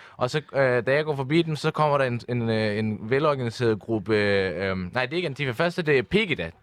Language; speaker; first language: Danish; early bilingual, other home language; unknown